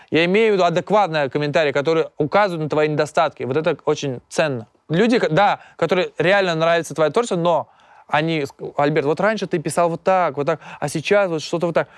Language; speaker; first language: Russian; non-native, local second language; Tatar